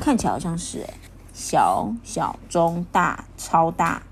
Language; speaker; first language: Chinese; native; Chinese